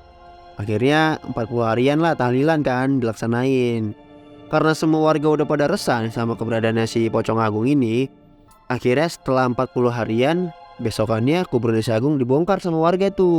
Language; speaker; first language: Indonesian; native; Indonesian